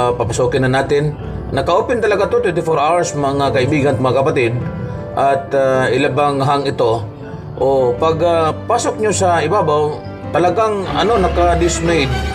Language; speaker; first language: Filipino; non-native, local second language; Cebuano